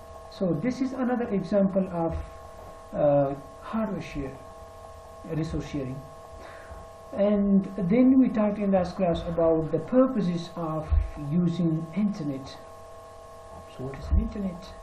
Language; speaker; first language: English; non-native, fluent; Persian